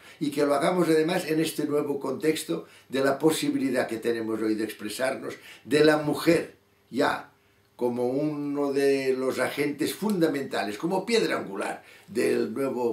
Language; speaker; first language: Spanish; native; Spanish